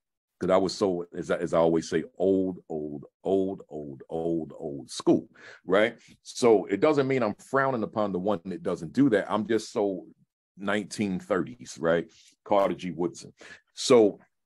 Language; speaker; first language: English; native; English